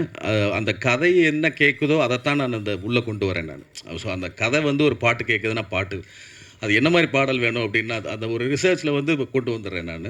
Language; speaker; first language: Tamil; native; Tamil